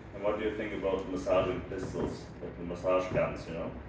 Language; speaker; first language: English; non-native, fluent; German